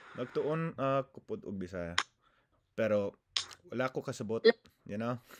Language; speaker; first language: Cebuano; non-native, learner; English